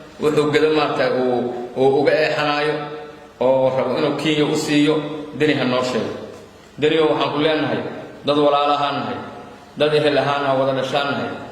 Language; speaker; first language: Somali; native; Somali